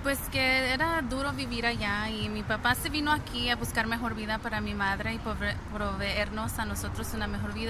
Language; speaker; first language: Spanish; early bilingual, heritage; Spanish